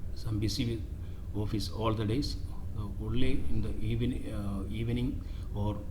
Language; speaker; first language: English; non-native, local second language; Malayalam